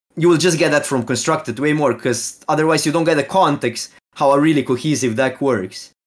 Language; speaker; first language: English; non-native, fluent; Slovenian